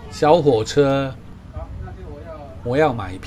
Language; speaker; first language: Chinese; non-native, fluent; Japanese